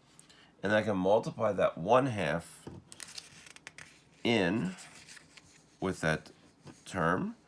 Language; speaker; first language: English; native; English